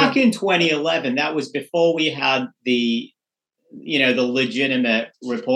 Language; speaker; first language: English; native; English